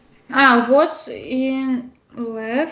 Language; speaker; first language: English; non-native, learner; Russian